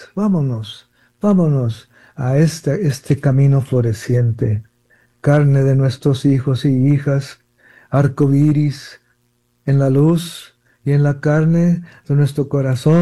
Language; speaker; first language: Spanish; early bilingual, heritage; Spanish